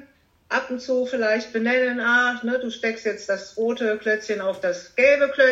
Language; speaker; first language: German; native; German